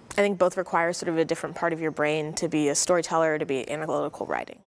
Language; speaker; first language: English; native; English